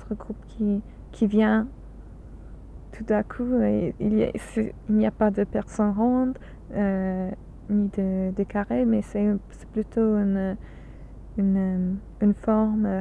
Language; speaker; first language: French; non-native, learner; English